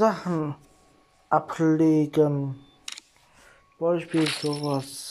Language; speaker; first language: German; non-native, learner; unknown